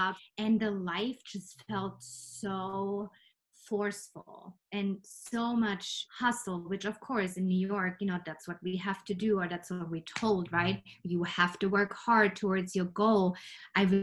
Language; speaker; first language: English; non-native, fluent; German